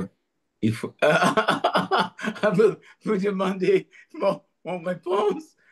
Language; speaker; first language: French; non-native, learner; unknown